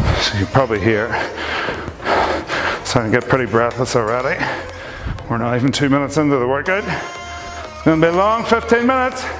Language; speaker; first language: English; native; English